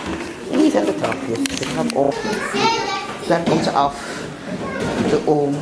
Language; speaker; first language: Dutch; native; Dutch